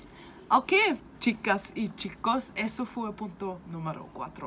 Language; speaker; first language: Spanish; non-native, fluent; German